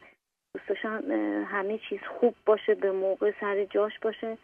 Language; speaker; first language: Persian; native; Persian